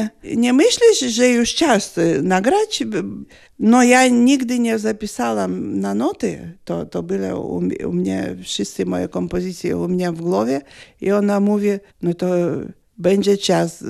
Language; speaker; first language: Polish; non-native, learner; Lithuanian